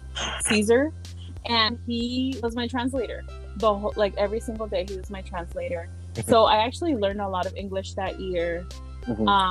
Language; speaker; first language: English; early bilingual, other home language; Spanish